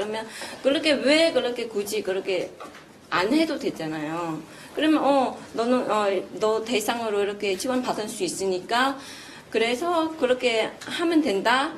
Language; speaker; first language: Korean; non-native, fluent; Vietnamese